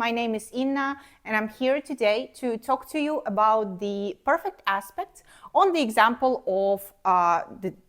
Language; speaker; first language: English; non-native, fluent; Ukrainian